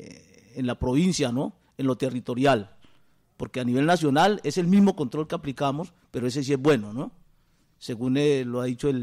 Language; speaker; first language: Spanish; native; Spanish